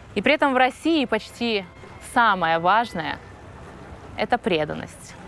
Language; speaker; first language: Russian; native; Russian